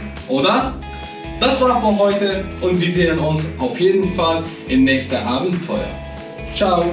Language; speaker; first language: German; non-native, fluent; Arabic